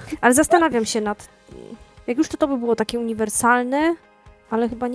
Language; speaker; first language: Polish; native; Polish